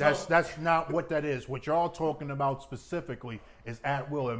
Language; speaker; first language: English; native; English